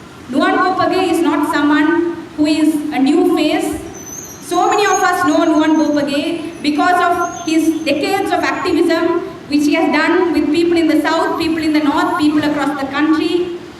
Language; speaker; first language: English; non-native, local second language; Tamil